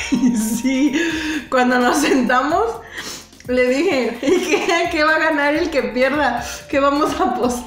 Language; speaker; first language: Spanish; native; Spanish